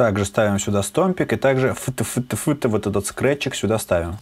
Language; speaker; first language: Russian; native; Russian